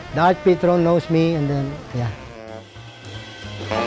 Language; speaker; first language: English; non-native, local second language; Waray